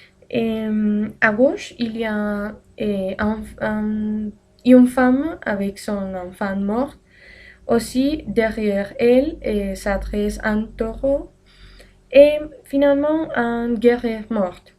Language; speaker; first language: French; non-native, learner; Spanish